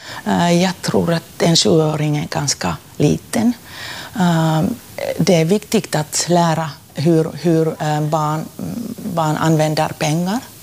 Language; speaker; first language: Swedish; non-native, local second language; Finnish